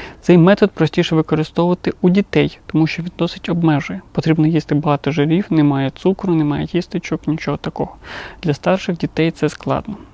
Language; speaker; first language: Ukrainian; non-native, local second language; Russian